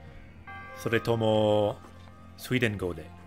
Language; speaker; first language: Japanese; non-native, fluent; English